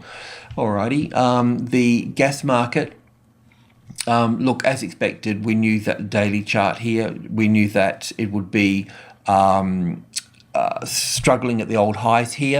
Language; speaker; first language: English; native; English